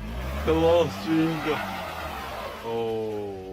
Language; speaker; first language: English; non-native, learner; Georgian